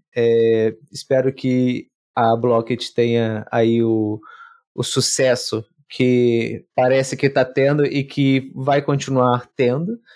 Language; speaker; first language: Portuguese; native; Portuguese